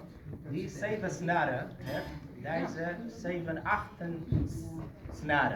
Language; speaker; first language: Dutch; non-native, learner; Kurdish